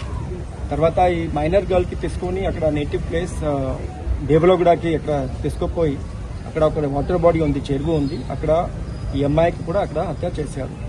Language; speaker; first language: Telugu; non-native, local second language; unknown